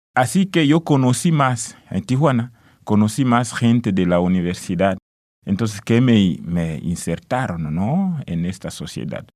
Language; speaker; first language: Spanish; non-native, fluent; Swahili